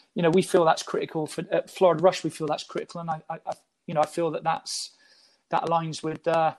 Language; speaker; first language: English; native; English